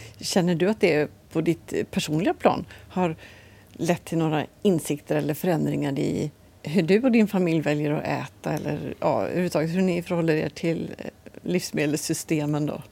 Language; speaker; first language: Swedish; native; Swedish